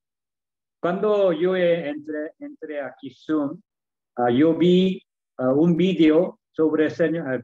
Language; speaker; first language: Spanish; non-native, learner; Korean